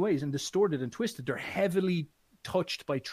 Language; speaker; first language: English; native; English